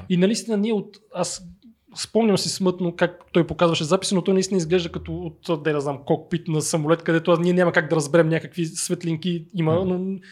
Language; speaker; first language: Bulgarian; native; Bulgarian